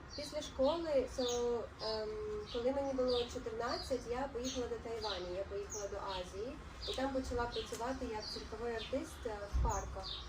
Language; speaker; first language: Ukrainian; non-native, local second language; Russian